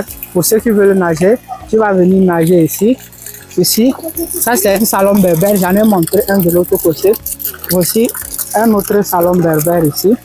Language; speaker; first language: French; non-native, fluent; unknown